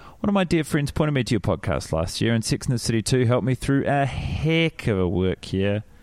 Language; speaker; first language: English; native; English